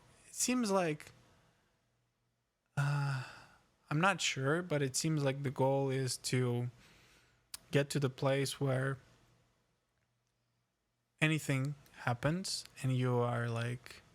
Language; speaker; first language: English; non-native, fluent; Ukrainian